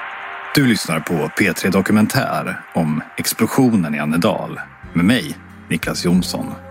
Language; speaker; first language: Swedish; native; Swedish